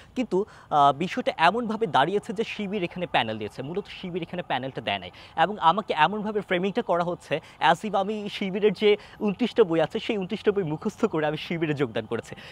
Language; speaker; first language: Bangla; non-native, local second language; Chakma